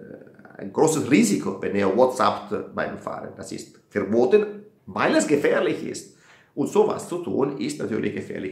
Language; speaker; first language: German; non-native, fluent; Italian